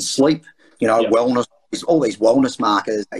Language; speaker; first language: English; native; English